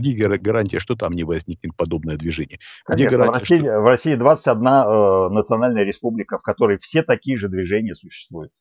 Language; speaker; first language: Russian; native; Russian